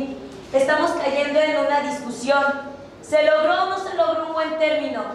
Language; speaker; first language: Spanish; native; Spanish